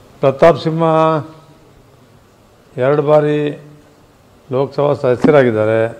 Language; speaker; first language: Kannada; native; Kannada